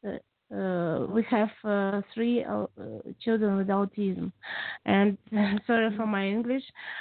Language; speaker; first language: English; non-native, learner; Kazakh